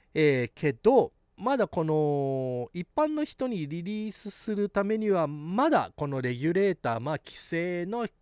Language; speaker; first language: Japanese; early bilingual, heritage; Japanese